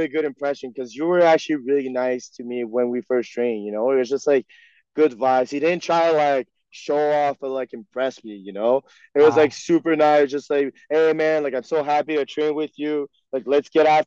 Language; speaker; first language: English; non-native, fluent; French